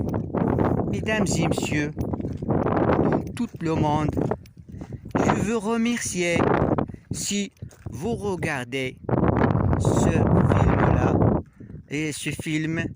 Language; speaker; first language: French; non-native, learner; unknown